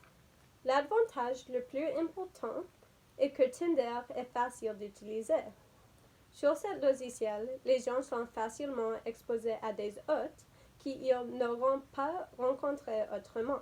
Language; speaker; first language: French; non-native, learner; English